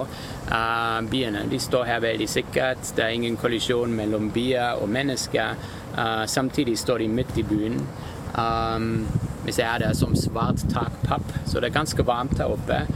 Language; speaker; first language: Norwegian; non-native, fluent; German